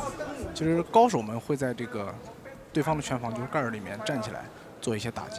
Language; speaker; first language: Chinese; native; Chinese